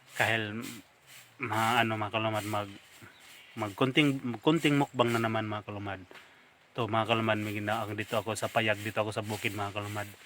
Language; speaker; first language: Filipino; non-native, local second language; Cebuano